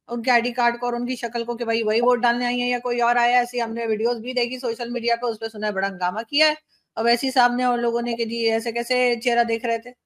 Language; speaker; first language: Urdu; native; Urdu